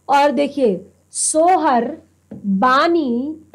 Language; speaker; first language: Hindi; native; Hindi